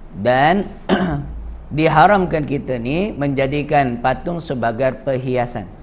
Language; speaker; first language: Malay; native; Malay